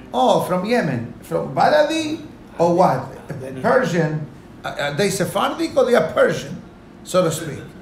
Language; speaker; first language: English; non-native, fluent; Spanish